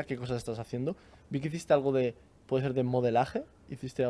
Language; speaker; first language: Spanish; native; Spanish